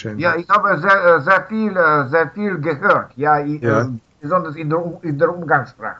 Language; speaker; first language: German; non-native, learner; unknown